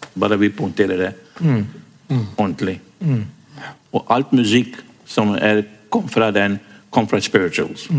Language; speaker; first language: Norwegian; non-native, fluent; English